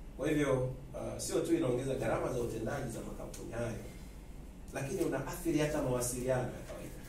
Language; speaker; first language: Swahili; native; Swahili